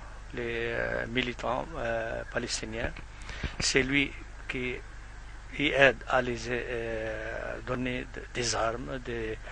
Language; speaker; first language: French; non-native, fluent; Arabic